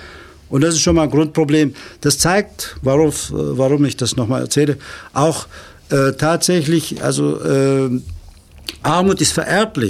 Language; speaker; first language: German; native; German